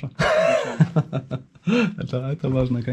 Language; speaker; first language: Russian; non-native, learner; French